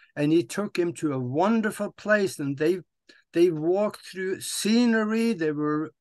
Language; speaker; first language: English; non-native, fluent; Norwegian